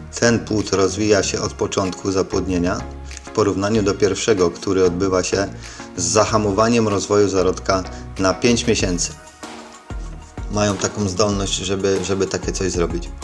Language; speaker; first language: Polish; native; Polish